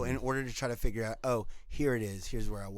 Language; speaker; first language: English; native; English